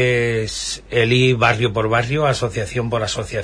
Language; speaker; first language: Spanish; native; Spanish